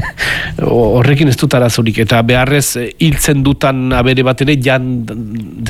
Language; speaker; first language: Basque; native; Basque